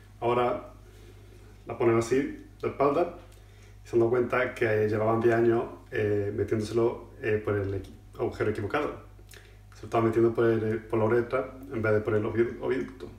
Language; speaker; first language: Spanish; native; Spanish